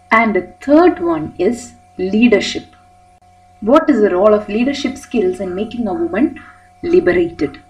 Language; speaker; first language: English; non-native, local second language; Malayalam